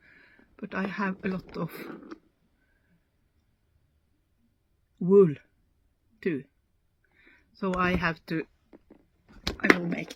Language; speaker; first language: English; non-native, learner; Norwegian